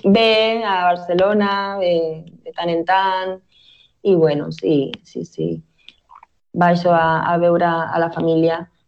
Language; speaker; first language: Catalan; non-native, local second language; Spanish